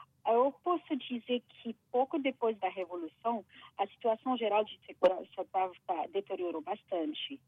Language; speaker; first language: Portuguese; non-native, fluent; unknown